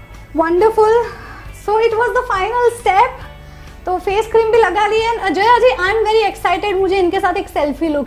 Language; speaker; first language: Hindi; native; Hindi